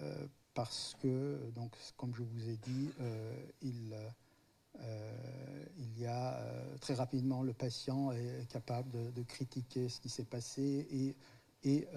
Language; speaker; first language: French; native; French